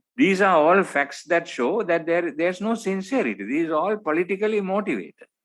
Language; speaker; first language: English; non-native, local second language; Sinhala